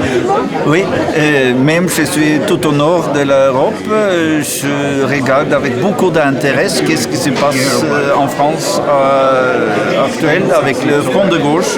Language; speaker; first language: French; non-native, learner; Norwegian